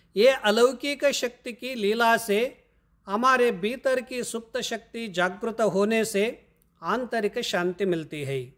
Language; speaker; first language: Hindi; non-native, local second language; Kannada